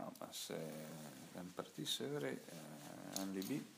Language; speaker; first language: French; non-native, learner; Italian